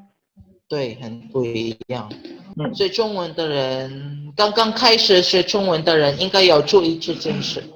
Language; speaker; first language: Chinese; non-native, learner; Filipino